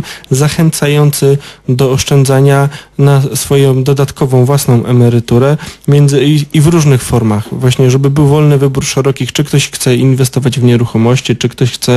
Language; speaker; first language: Polish; native; Polish